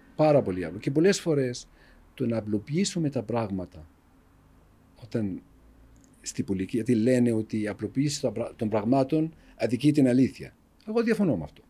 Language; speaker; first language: Greek; non-native, fluent; Arabic